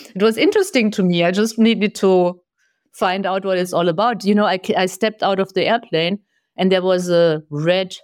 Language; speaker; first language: English; non-native, fluent; German